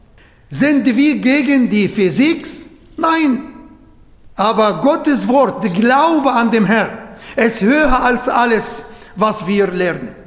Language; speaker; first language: German; non-native, fluent; Arabic